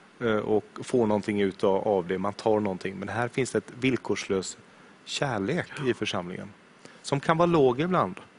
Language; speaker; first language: Swedish; native; Swedish